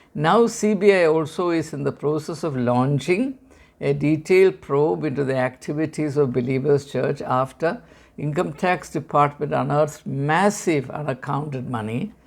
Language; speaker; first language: English; non-native, local second language; Malayalam